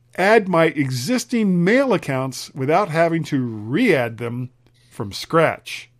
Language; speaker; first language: English; native; English